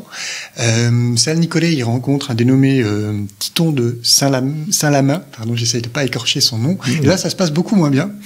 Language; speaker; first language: French; native; French